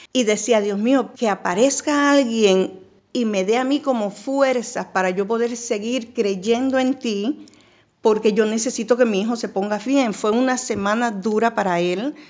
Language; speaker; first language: Spanish; native; Spanish